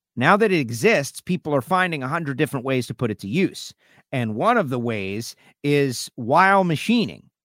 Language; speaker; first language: English; native; English